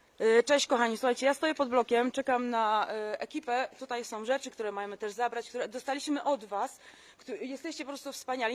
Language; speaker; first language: Polish; native; Polish